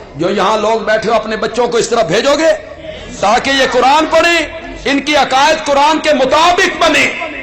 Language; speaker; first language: Urdu; non-native, local second language; Punjabi